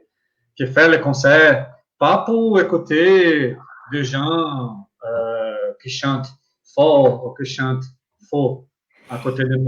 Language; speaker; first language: French; non-native, learner; Portuguese